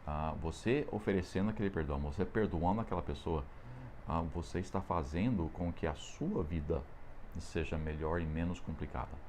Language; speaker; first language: Portuguese; non-native, fluent; English